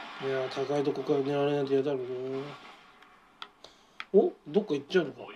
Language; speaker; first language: Japanese; native; Japanese